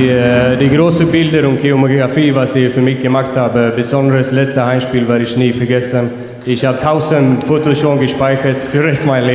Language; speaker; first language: German; non-native, fluent; Swedish